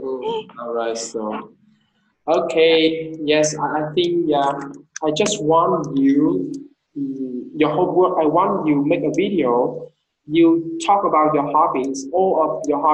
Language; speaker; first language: English; non-native, fluent; Vietnamese